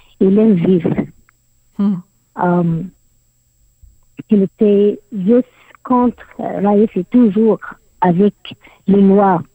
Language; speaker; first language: French; non-native, learner; Arabic